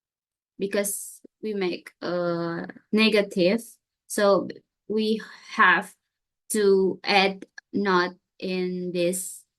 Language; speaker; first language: English; non-native, learner; Indonesian